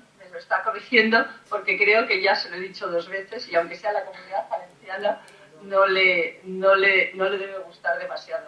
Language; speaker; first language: Spanish; native; Spanish